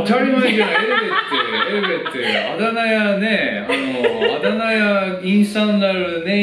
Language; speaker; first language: Turkish; non-native, fluent; Japanese